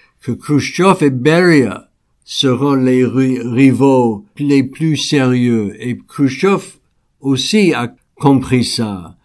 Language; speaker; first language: French; non-native, fluent; English